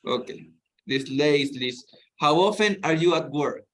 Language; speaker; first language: English; non-native, fluent; Spanish